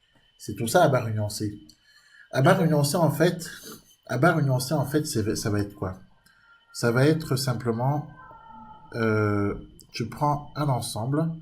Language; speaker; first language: French; native; French